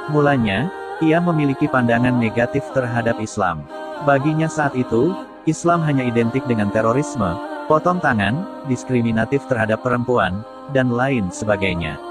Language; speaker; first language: Indonesian; native; Indonesian